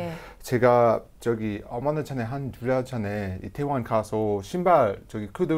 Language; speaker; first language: Korean; non-native, fluent; English